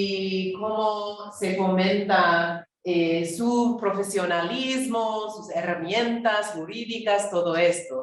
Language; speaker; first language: Spanish; non-native, fluent; English